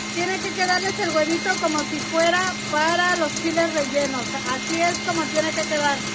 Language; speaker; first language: Spanish; native; Spanish